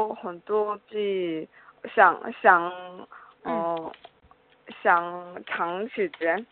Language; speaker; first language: Chinese; non-native, learner; Korean